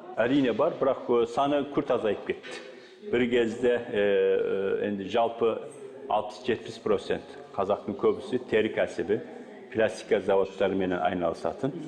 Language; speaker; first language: Kazakh; early bilingual, heritage; Kazakh